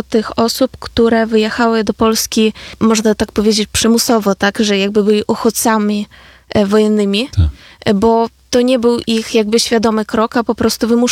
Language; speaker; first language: Polish; non-native, fluent; Ukrainian